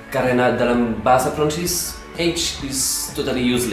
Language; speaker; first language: Indonesian; non-native, learner; French